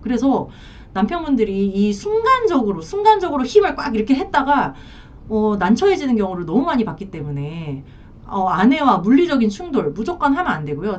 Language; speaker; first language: Korean; native; Korean